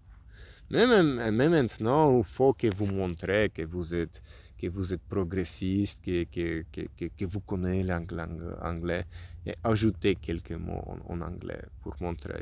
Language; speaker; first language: French; non-native, learner; Polish